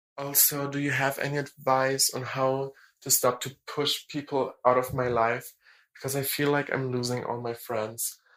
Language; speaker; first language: English; non-native, fluent; German